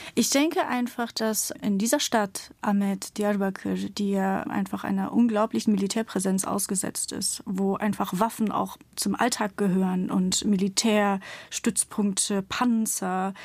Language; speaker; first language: German; early bilingual, other home language; Turkish